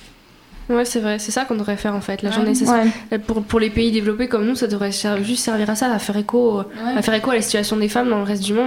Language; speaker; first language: French; native; French